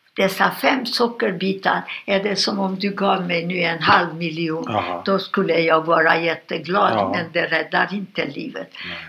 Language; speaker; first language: Swedish; non-native, fluent; Romanian